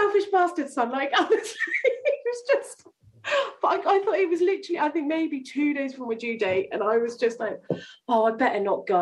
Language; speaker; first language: English; native; English